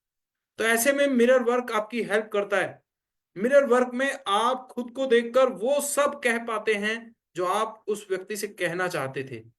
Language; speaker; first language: Hindi; native; Hindi